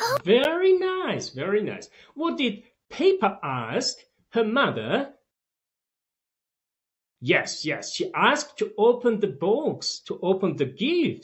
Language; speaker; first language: English; non-native, fluent; Tajik